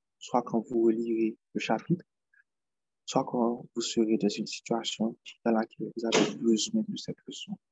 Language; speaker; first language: French; non-native, local second language; Haitian Creole